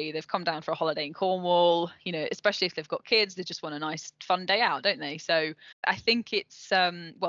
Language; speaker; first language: English; native; English